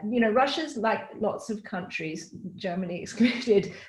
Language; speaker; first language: English; native; English